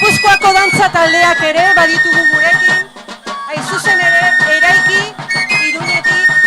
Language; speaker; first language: Basque; native; Basque